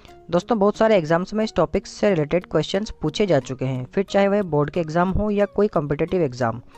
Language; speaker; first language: Hindi; native; Hindi